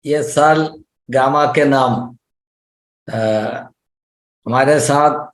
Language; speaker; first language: Hindi; non-native, local second language; Malayalam